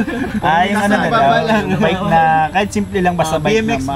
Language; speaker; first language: Filipino; native; Filipino